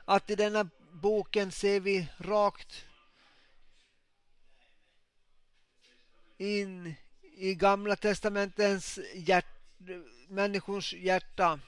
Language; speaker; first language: Swedish; non-native, local second language; Finnish